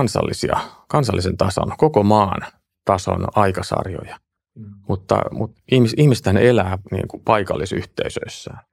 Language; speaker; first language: Finnish; native; Finnish